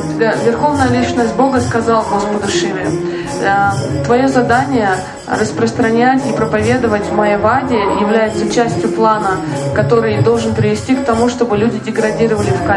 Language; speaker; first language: Russian; native; Russian